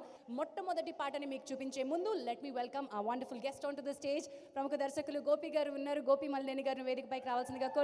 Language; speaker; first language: Telugu; native; Telugu